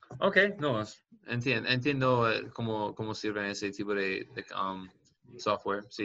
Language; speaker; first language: Spanish; non-native, learner; English